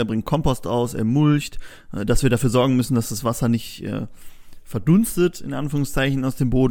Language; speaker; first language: German; native; German